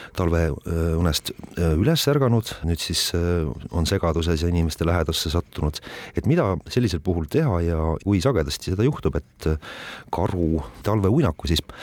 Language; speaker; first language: Estonian; native; Estonian